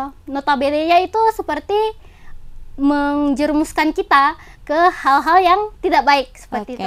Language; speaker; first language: Indonesian; native; Indonesian